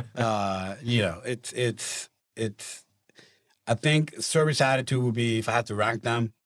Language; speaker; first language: English; non-native, fluent; Spanish